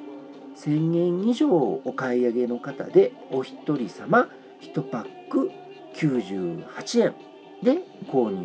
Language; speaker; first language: Japanese; native; Japanese